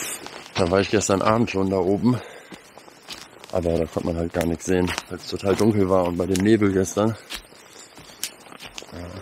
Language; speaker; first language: German; native; German